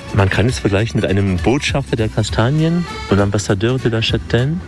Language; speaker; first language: German; native; German